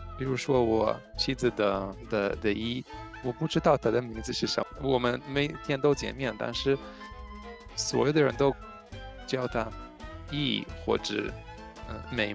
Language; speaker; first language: Chinese; non-native, fluent; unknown